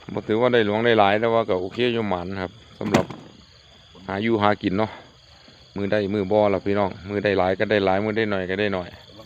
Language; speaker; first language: Thai; native; Thai